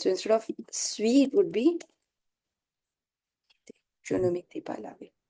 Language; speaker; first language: French; non-native, fluent; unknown